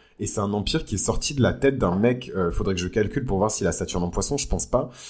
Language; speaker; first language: French; early bilingual, other home language; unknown